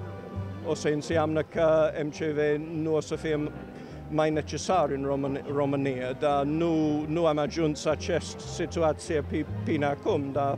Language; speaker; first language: Romanian; non-native, learner; English